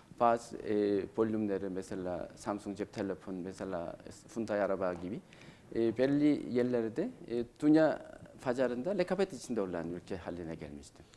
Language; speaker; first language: Turkish; non-native, learner; Korean